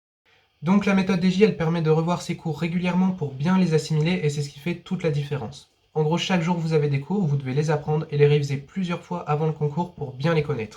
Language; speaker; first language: French; native; French